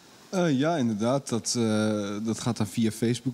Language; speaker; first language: Dutch; native; Dutch